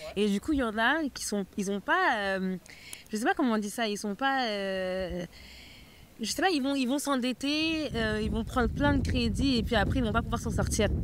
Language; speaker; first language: French; native; French